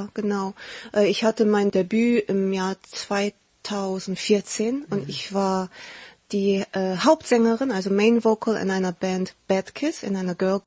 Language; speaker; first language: German; early bilingual, heritage; Korean